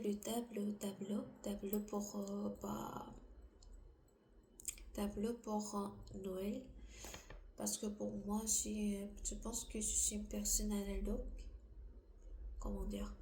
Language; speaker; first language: French; non-native, learner; Korean